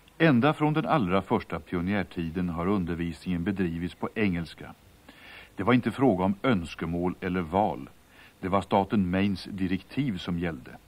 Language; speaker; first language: Swedish; native; Swedish